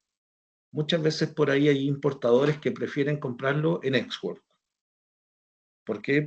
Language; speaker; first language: Spanish; native; Spanish